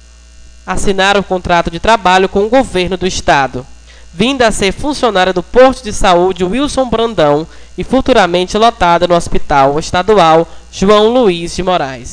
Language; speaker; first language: Portuguese; native; Portuguese